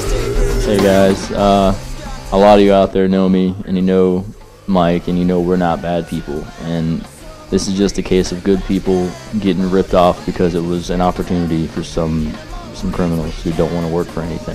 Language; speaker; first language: English; native; English